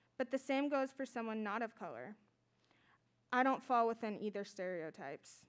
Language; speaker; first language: English; native; English